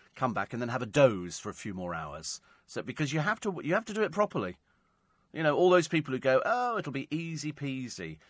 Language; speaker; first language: English; native; English